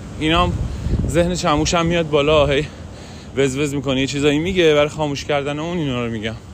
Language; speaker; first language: Persian; non-native, local second language; Azerbaijani